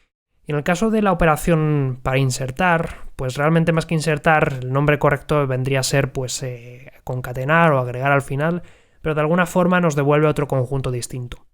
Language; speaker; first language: Spanish; native; Spanish